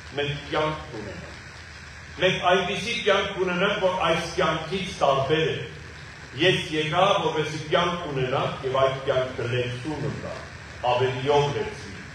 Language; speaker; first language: Armenian; native; Armenian